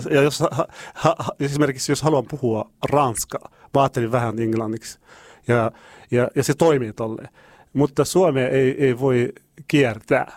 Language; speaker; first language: Finnish; non-native, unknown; Arabic